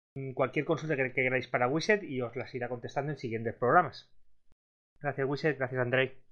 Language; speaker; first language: Spanish; native; Spanish